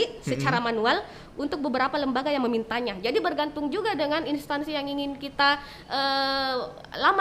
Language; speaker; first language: Indonesian; native; Indonesian